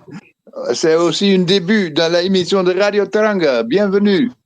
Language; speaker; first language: French; non-native, fluent; Dutch